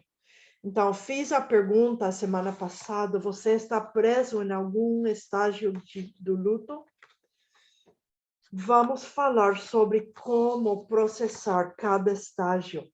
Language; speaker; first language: Portuguese; non-native, fluent; Spanish